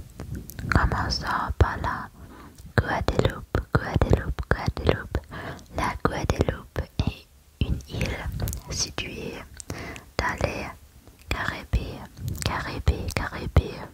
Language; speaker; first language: French; non-native, learner; German